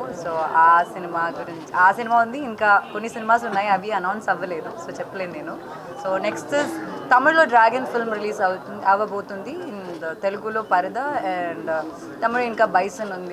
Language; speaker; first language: Telugu; non-native, local second language; Malayalam